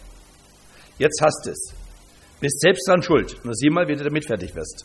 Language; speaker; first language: German; native; German